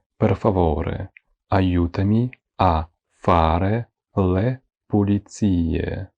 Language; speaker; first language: Italian; non-native, fluent; Ukrainian